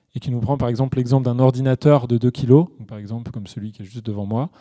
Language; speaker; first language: French; native; French